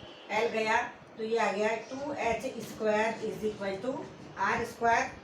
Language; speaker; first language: Hindi; native; Hindi